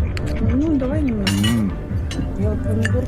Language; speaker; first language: Russian; native; Russian